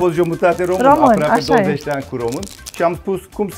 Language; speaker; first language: Romanian; non-native, learner; Turkish